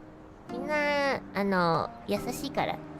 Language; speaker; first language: Japanese; non-native, learner; Chinese